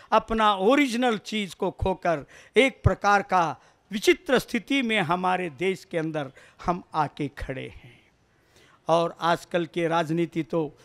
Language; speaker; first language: Hindi; non-native, local second language; Kannada